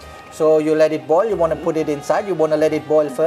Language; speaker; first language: English; non-native, fluent; Indonesian